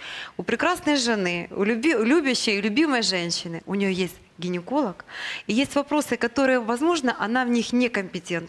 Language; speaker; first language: Russian; native; Russian